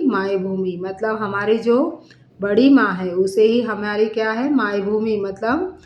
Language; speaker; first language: Hindi; non-native, local second language; Marathi